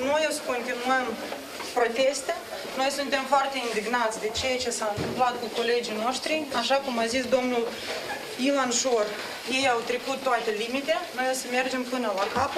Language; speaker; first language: Romanian; non-native, local second language; Russian